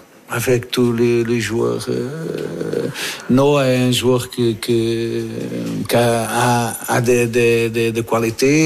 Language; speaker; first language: French; non-native, fluent; Portuguese